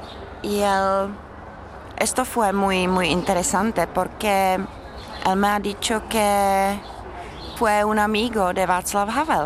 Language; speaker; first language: Spanish; non-native, fluent; Czech